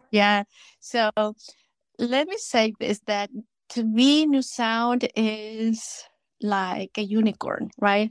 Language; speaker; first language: English; non-native, fluent; Spanish